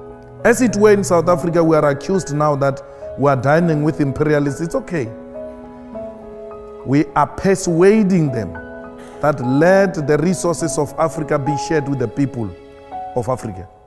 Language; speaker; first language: English; non-native, local second language; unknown